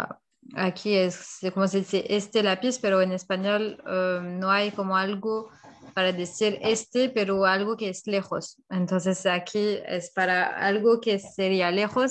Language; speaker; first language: Spanish; non-native, fluent; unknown